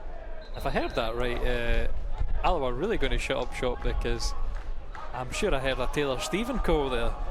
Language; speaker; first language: English; native; English